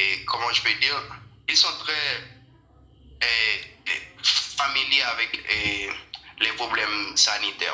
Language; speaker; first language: French; non-native, local second language; Haitian Creole